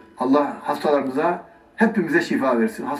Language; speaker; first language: Turkish; native; Turkish